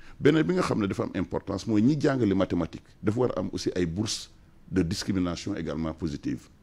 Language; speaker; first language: French; non-native, local second language; Wolof